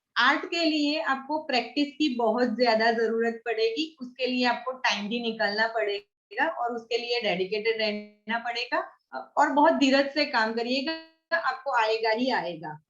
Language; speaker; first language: Hindi; non-native, local second language; Gujarati